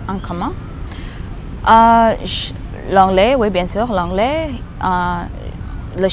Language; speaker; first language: French; non-native, learner; Thai